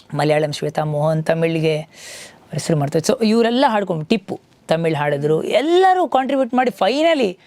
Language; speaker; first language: Kannada; native; Kannada